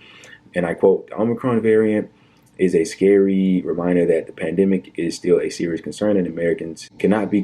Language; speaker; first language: English; native; English